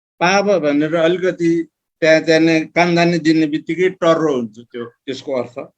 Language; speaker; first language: Nepali; non-native, local second language; Eastern Tamang